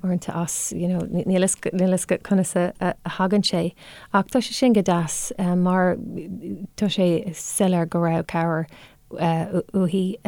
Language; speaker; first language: Irish; non-native, local second language; English